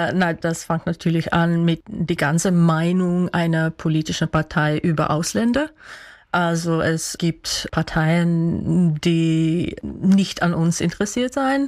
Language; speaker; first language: German; non-native, fluent; Dutch